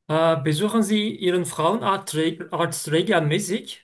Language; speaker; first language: German; non-native, learner; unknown